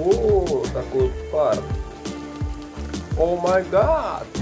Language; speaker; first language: Russian; non-native, local second language; Uzbek